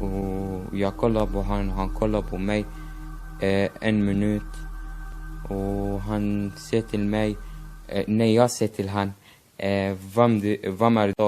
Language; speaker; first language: Swedish; non-native, learner; Arabic